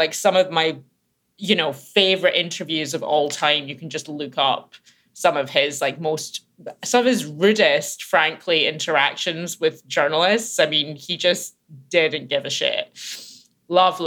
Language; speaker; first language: English; native; English